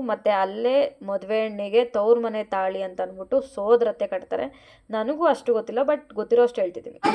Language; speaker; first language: Kannada; non-native, local second language; Telugu